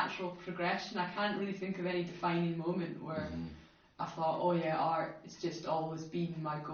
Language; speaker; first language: English; native; English